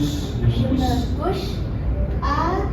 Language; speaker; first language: French; non-native, learner; Indonesian